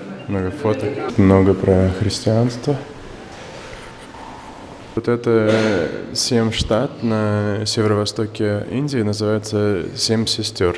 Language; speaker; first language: Russian; non-native, fluent; English